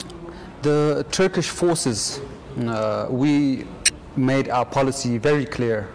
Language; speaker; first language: English; non-native, fluent; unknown